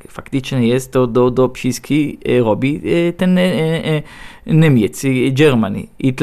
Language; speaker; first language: Polish; non-native, learner; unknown